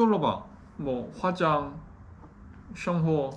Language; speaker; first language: Chinese; non-native, learner; Korean